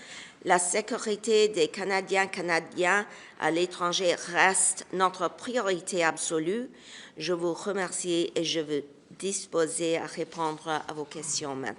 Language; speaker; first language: French; non-native, local second language; English